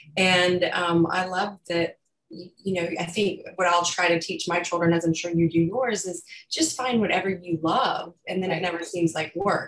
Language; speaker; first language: English; native; English